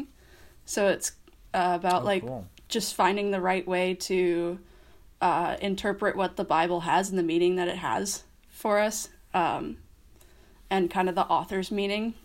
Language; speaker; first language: English; native; English